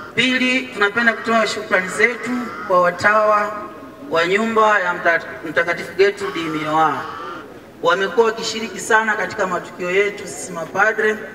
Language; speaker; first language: Swahili; native; Swahili